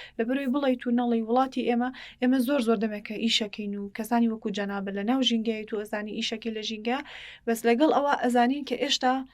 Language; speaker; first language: Central Kurdish; native; Central Kurdish